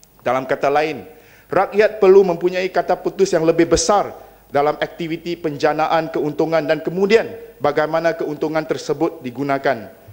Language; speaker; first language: Malay; non-native, local second language; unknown